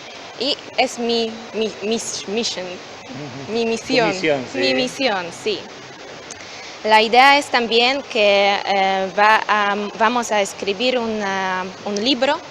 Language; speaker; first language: Spanish; non-native, learner; Polish